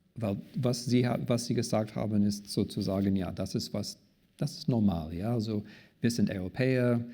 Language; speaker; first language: German; non-native, fluent; English